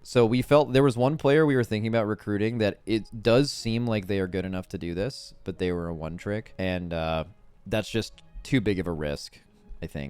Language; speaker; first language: English; native; English